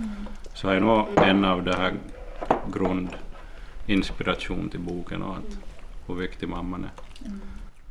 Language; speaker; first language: Swedish; native; Swedish